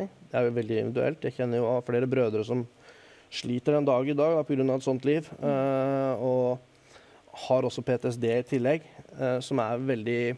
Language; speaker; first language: Norwegian; native; Norwegian